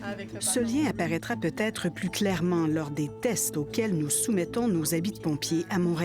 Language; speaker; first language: French; native; French